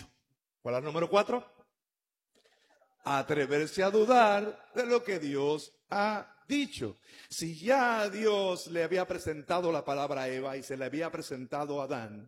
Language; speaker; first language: Spanish; native; Spanish